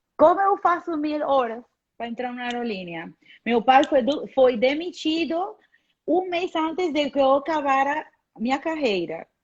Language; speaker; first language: Portuguese; non-native, fluent; Spanish